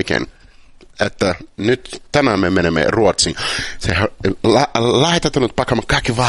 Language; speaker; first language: Finnish; non-native, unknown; Portuguese